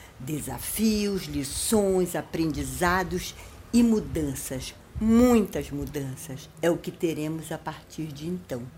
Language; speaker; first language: Portuguese; native; Portuguese